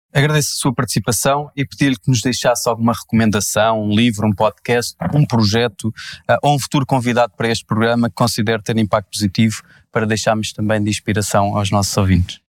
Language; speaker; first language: Portuguese; native; Portuguese